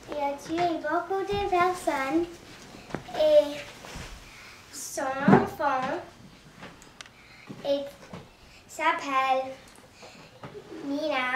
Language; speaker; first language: French; non-native, learner; English